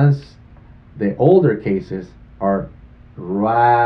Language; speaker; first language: English; non-native, fluent; Spanish